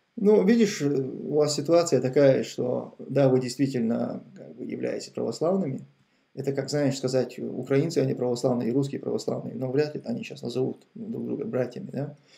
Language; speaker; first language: Russian; non-native, local second language; Chechen